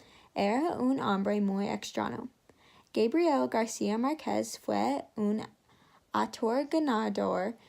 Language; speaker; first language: Spanish; non-native, learner; English